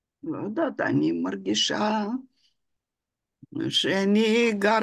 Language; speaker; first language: Hebrew; non-native, fluent; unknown